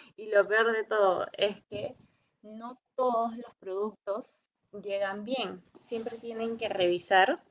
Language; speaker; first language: Spanish; native; Spanish